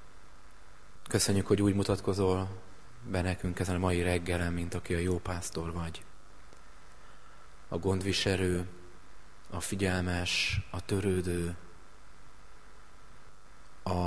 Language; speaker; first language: Hungarian; native; Hungarian